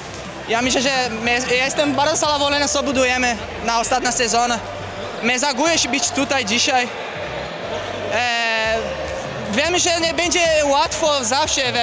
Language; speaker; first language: Polish; non-native, learner; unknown